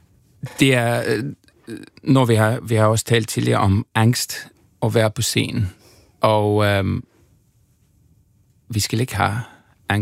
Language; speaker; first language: Danish; non-native, fluent; English